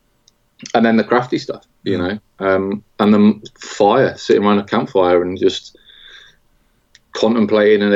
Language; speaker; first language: English; native; English